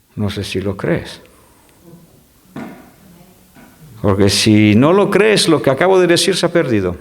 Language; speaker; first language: Spanish; non-native, fluent; French